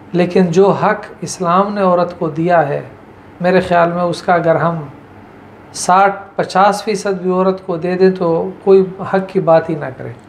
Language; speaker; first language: Urdu; native; Urdu